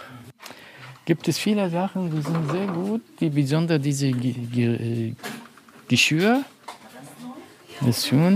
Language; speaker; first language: German; non-native, learner; Arabic